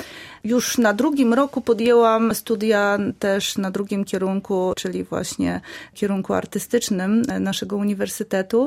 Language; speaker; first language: Polish; native; Polish